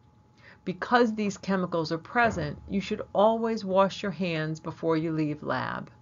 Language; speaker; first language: English; native; English